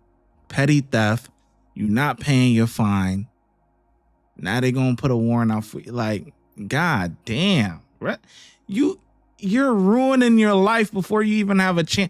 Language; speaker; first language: English; native; English